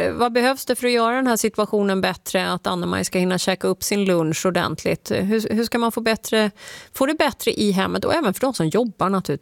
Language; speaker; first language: Swedish; native; Swedish